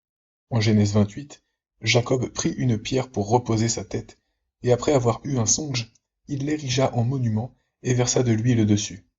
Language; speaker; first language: French; native; French